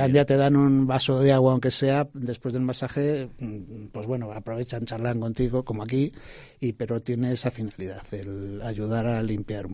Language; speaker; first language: Spanish; native; Spanish